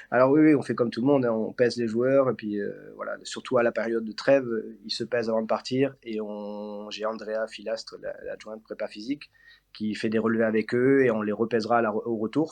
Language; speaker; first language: French; native; French